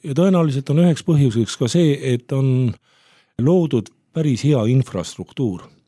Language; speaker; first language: Estonian; native; Estonian